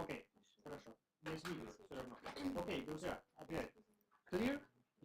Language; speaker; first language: Russian; non-native, learner; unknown